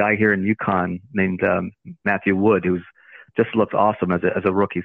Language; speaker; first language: English; native; English